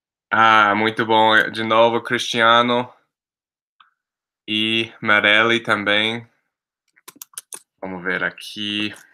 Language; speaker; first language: Portuguese; non-native, fluent; English